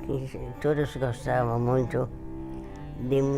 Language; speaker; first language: Portuguese; non-native, fluent; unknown